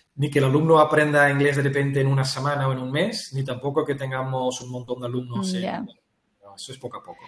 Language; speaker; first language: Spanish; non-native, fluent; Dutch